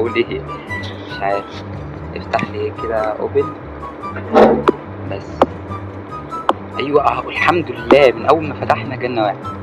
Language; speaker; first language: Arabic; native; Arabic